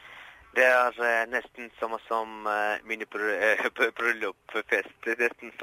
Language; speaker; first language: Norwegian; non-native, learner; Arabic